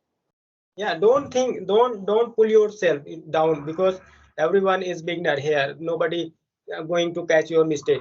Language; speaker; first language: English; non-native, local second language; Hindi